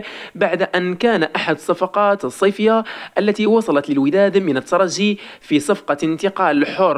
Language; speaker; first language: Arabic; native; Arabic